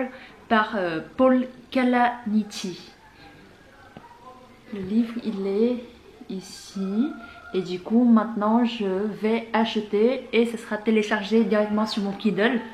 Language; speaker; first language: French; non-native, fluent; Vietnamese